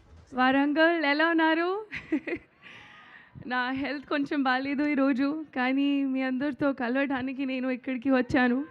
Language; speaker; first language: Telugu; non-native, learner; Hindi